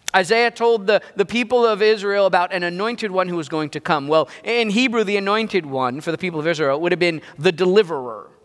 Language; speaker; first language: English; native; English